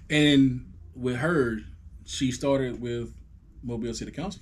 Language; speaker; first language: English; native; English